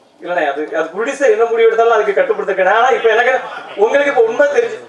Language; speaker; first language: Tamil; native; Tamil